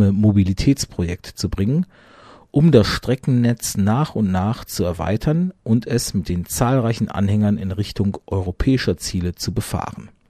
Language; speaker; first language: German; native; German